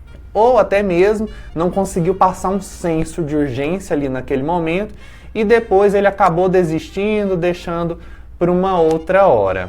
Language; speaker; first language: Portuguese; native; Portuguese